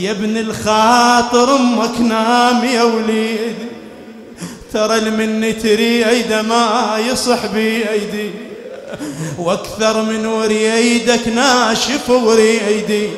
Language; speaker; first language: Arabic; native; Arabic